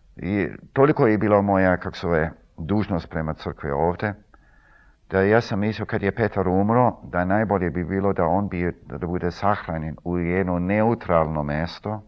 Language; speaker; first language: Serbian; early bilingual, heritage; Serbian